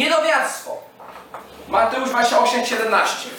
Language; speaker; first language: Polish; non-native, fluent; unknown